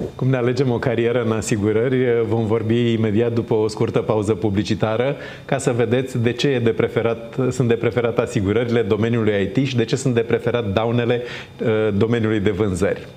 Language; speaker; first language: Romanian; native; Romanian